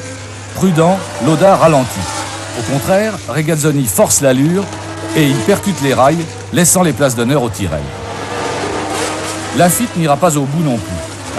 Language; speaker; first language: French; native; French